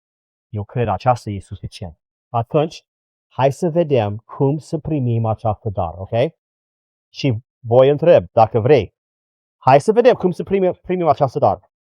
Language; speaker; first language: Romanian; non-native, learner; English